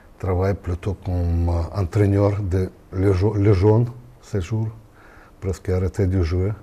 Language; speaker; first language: French; non-native, learner; Russian